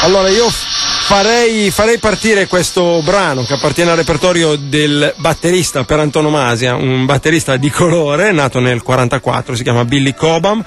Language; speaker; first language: Italian; native; Italian